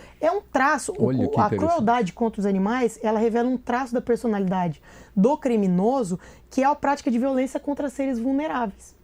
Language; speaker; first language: Portuguese; native; Portuguese